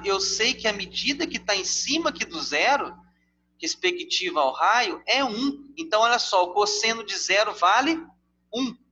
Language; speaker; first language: Portuguese; native; Portuguese